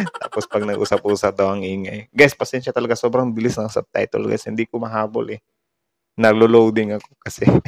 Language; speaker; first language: Filipino; native; Filipino